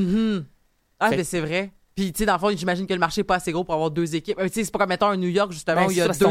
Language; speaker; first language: French; native; French